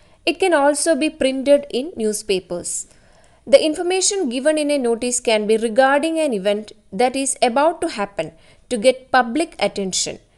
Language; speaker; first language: English; non-native, local second language; Malayalam